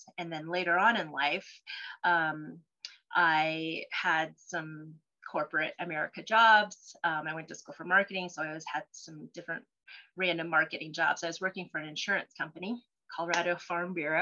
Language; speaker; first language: English; early bilingual, other home language; Cantonese